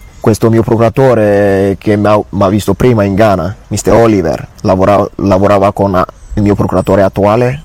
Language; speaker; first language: Italian; non-native, fluent; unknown